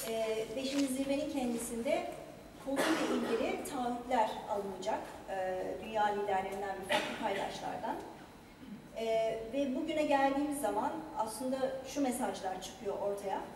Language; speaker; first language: Turkish; native; Turkish